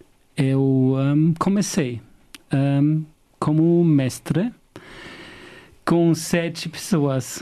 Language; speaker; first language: Portuguese; non-native, fluent; German